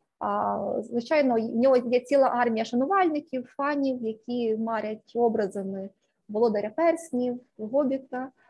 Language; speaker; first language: Ukrainian; native; Ukrainian